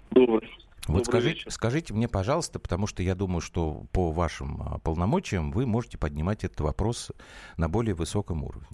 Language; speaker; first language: Russian; native; Russian